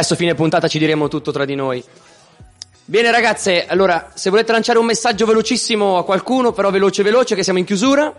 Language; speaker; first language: Italian; native; Italian